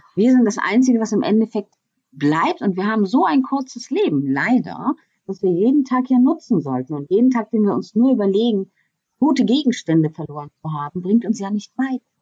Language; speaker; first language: German; native; German